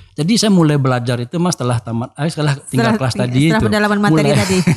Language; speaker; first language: Indonesian; non-native, local second language; Minangkabau